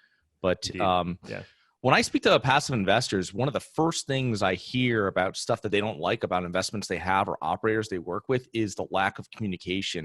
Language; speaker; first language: English; native; English